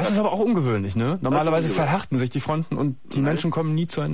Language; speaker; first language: German; native; German